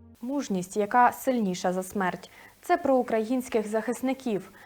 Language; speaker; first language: Ukrainian; native; Ukrainian